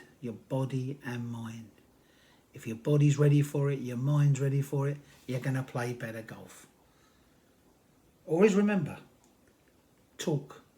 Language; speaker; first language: English; native; English